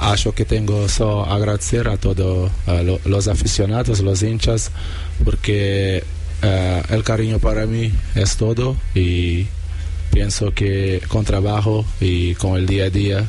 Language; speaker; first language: Spanish; non-native, fluent; Portuguese